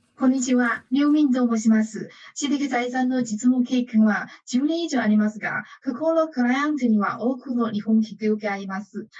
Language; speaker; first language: Japanese; non-native, fluent; Chinese